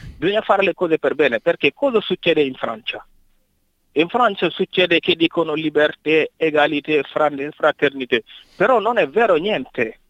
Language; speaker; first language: Italian; non-native, fluent; Wolof